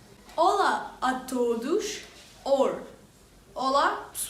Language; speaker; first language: Portuguese; non-native, learner; Hindi